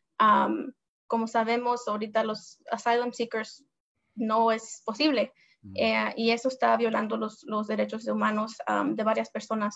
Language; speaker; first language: Spanish; early bilingual, heritage; Spanish